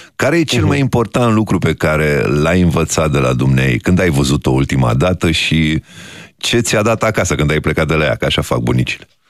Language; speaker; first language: Romanian; native; Romanian